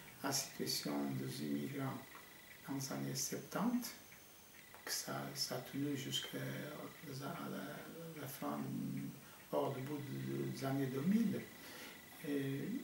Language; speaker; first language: French; non-native, fluent; Portuguese